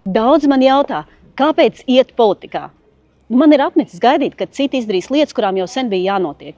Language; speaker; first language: Latvian; native; Latvian